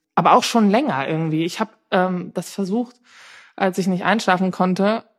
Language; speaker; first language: German; native; German